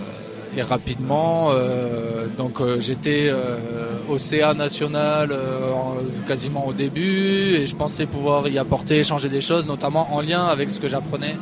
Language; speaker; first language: French; native; French